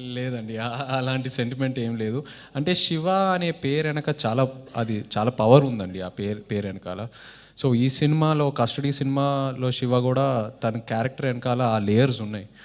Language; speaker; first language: Telugu; native; Telugu